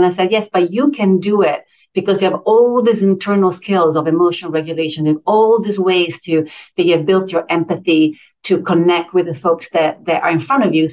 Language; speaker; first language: English; non-native, fluent; Italian